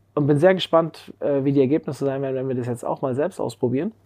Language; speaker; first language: German; native; German